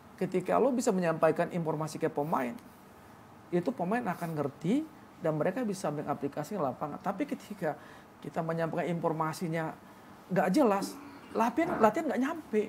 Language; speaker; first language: Indonesian; native; Indonesian